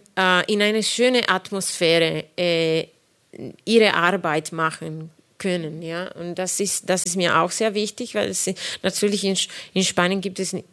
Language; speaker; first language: German; non-native, fluent; Spanish